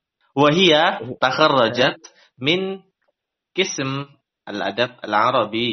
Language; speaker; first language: Arabic; non-native, fluent; Indonesian